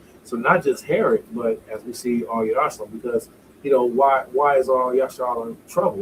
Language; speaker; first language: English; native; English